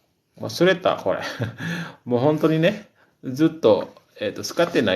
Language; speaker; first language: Japanese; non-native, fluent; Indonesian